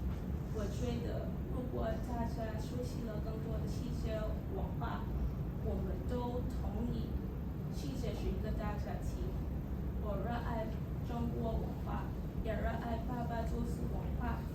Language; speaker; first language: Chinese; non-native, learner; English